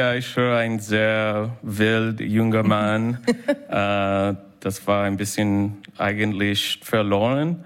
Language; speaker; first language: German; non-native, learner; English